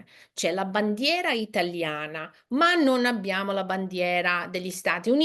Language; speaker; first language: Italian; non-native, fluent; English